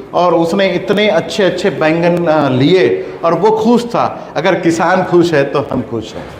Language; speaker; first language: Hindi; non-native, local second language; Kannada